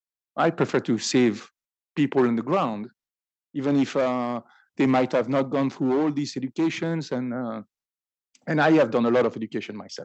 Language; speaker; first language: English; non-native, fluent; French